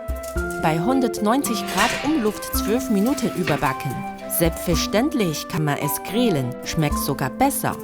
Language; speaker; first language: German; non-native, fluent; Chinese